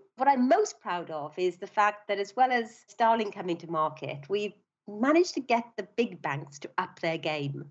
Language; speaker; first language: English; native; English